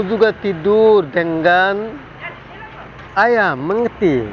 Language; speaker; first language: Indonesian; non-native, learner; Bangla